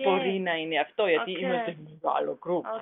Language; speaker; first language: Greek; non-native, learner; German